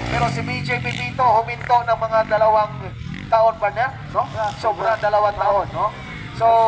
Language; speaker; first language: Filipino; non-native, local second language; Cebuano